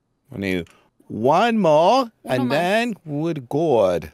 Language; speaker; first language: English; native; English